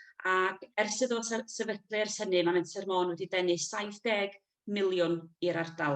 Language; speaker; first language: Welsh; native; Welsh